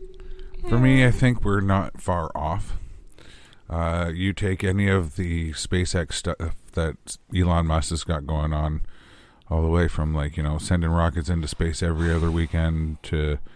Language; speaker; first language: English; native; English